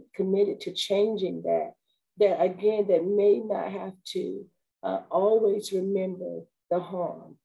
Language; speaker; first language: English; native; English